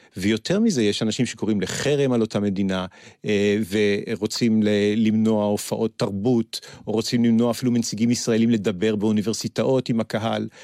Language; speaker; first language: Hebrew; early bilingual, other home language; French